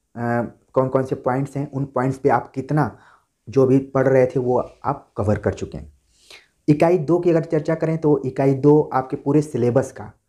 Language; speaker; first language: Hindi; native; Hindi